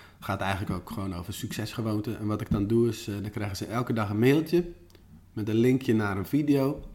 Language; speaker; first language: Dutch; native; Dutch